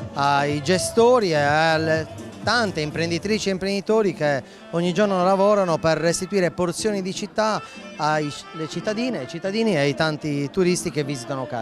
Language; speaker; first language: Italian; native; Italian